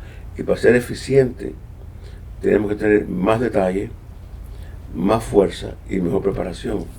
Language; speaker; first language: Spanish; native; Spanish